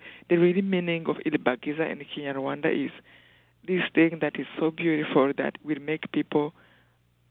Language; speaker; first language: English; non-native, local second language; Kinyarwanda